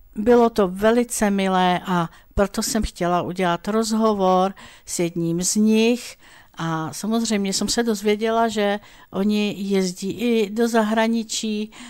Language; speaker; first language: Czech; native; Czech